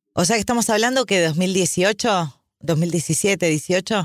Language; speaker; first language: Spanish; native; Spanish